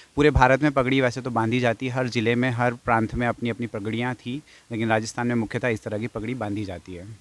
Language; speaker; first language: Hindi; non-native, fluent; English